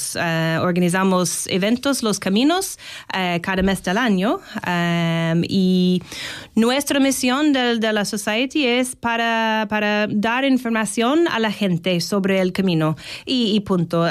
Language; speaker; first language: Spanish; non-native, fluent; English